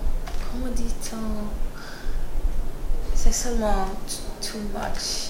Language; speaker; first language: French; non-native, learner; English